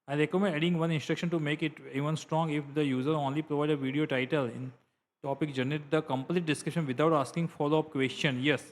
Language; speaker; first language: English; non-native, local second language; Gujarati